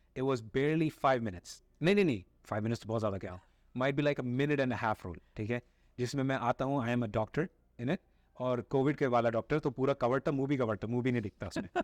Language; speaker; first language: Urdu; native; Urdu